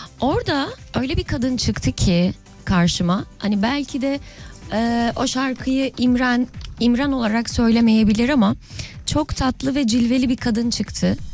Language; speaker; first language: Turkish; early bilingual, heritage; Turkish